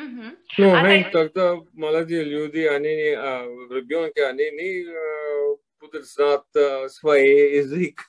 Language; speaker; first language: Russian; non-native, fluent; English